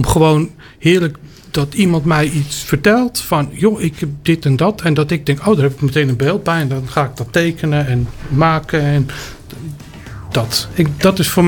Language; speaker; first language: Dutch; native; Dutch